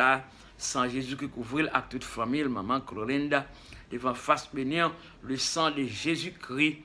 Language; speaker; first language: French; non-native, local second language; Haitian Creole